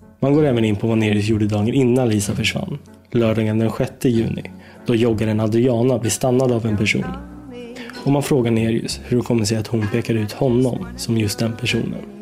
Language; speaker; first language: Swedish; native; Swedish